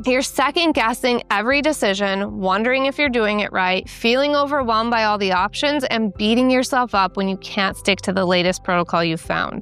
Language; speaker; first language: English; native; English